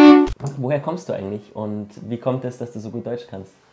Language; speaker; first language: German; native; German